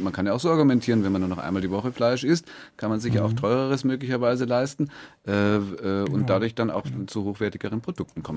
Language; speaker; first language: German; native; German